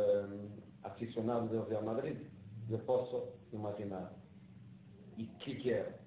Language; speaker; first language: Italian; non-native, fluent; Portuguese